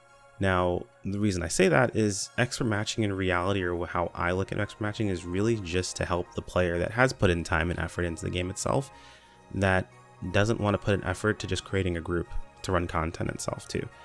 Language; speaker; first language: English; native; English